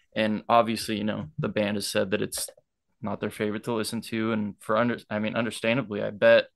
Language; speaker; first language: English; native; English